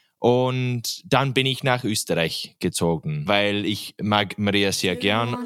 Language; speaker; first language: German; non-native, learner; English